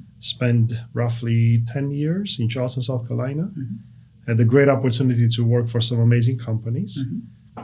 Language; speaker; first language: English; non-native, fluent; Romanian